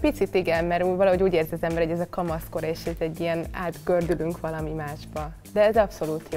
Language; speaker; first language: Hungarian; native; Hungarian